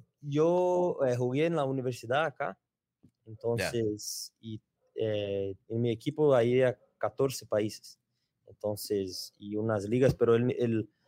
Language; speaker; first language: Spanish; non-native, learner; Portuguese